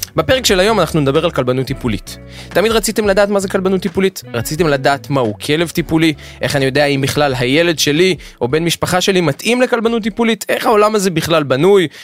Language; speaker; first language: Hebrew; native; Hebrew